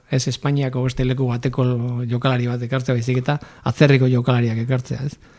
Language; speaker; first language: Basque; native; Basque